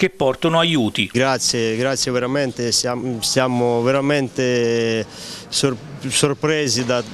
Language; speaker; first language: Italian; non-native, learner; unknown